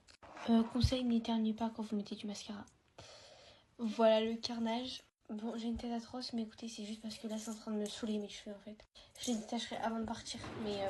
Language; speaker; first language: French; native; French